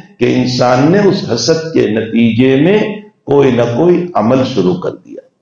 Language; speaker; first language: Urdu; non-native, local second language; Gujarati